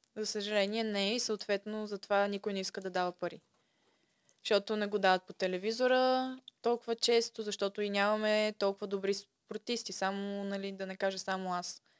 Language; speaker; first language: Bulgarian; early bilingual, other home language; Russian